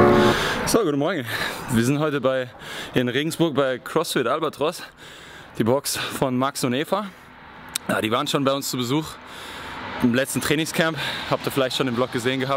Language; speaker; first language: German; native; German